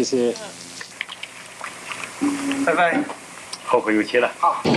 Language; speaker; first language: Chinese; native; Chinese